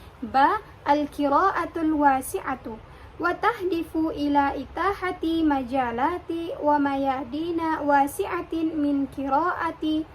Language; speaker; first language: Arabic; non-native, learner; Indonesian